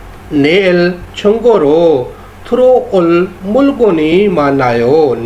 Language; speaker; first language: Korean; non-native, learner; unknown